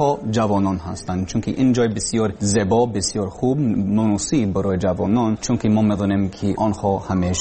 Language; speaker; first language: Persian; non-native, learner; English